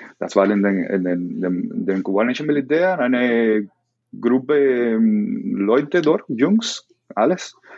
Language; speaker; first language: German; non-native, learner; Spanish